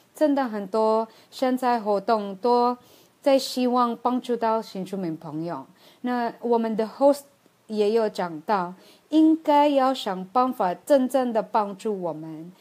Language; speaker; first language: Chinese; non-native, fluent; Filipino